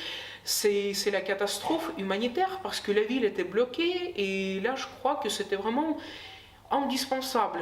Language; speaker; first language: French; non-native, fluent; Ukrainian